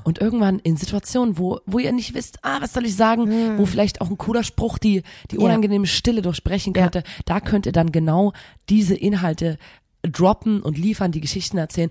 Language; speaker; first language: German; native; German